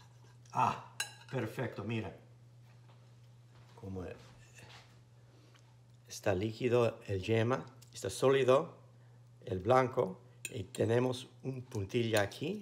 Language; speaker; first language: Spanish; non-native, fluent; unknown